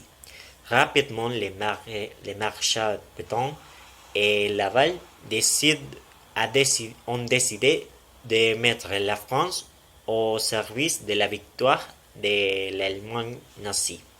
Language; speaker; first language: French; non-native, learner; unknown